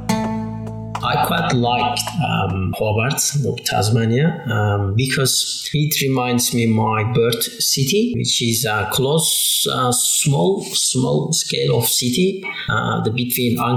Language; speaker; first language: English; non-native, fluent; Turkish